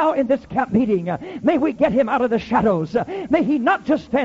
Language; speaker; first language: English; native; English